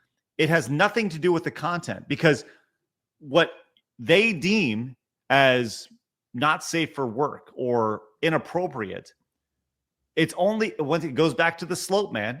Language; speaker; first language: English; native; English